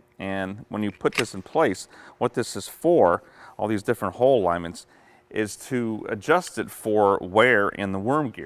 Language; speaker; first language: English; native; English